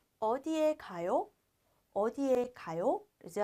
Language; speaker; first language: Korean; non-native, fluent; Vietnamese